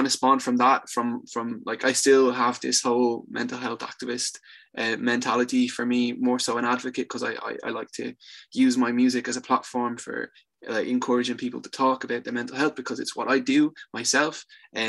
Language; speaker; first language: English; native; English